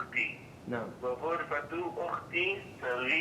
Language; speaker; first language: Arabic; non-native, learner; English